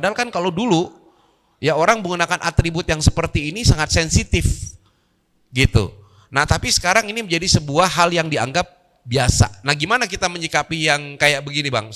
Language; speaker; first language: Indonesian; native; Indonesian